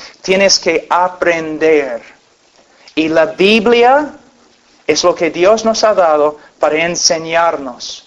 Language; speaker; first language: Spanish; non-native, fluent; English